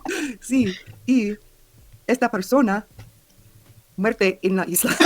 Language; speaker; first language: Spanish; non-native, learner; English